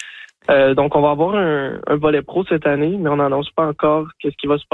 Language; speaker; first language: French; native; French